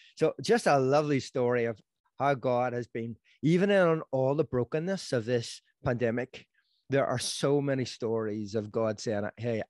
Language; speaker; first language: English; native; English